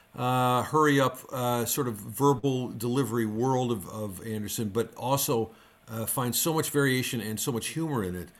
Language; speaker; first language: English; native; English